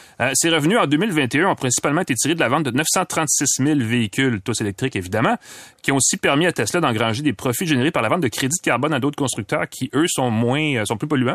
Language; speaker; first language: French; native; French